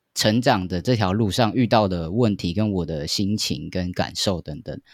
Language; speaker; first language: Chinese; native; Chinese